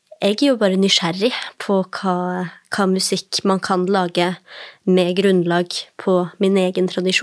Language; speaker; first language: Norwegian; native; Norwegian